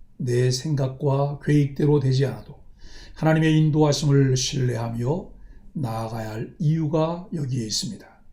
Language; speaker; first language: Korean; native; Korean